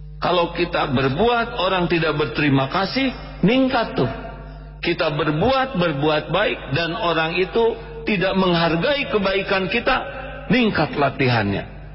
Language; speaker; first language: Indonesian; native; Indonesian